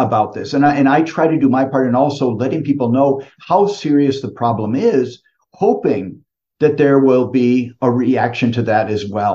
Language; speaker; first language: English; native; English